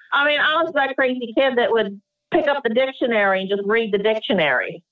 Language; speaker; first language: English; native; English